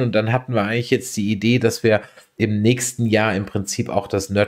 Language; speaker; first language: German; native; German